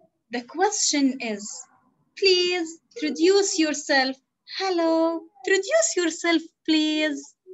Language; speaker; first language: English; non-native, fluent; Arabic